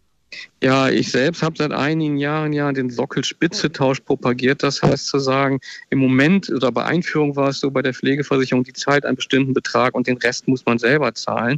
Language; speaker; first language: German; native; German